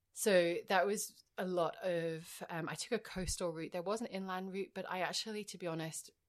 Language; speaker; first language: English; native; English